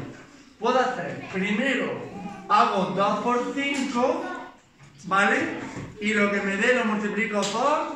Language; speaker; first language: Spanish; native; Spanish